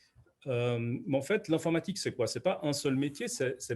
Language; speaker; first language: French; native; French